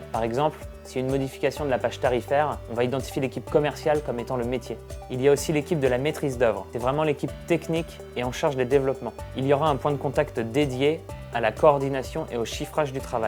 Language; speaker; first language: French; native; French